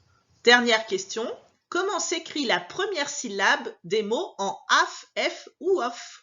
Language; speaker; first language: French; native; French